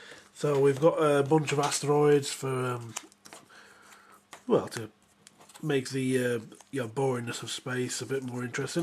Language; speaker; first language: English; native; English